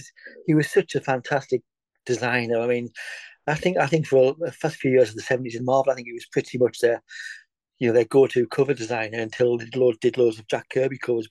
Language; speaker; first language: English; native; English